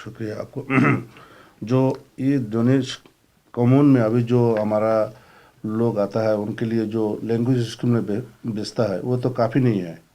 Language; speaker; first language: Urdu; non-native, fluent; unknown